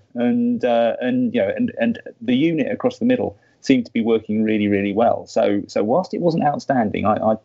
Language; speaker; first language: English; native; English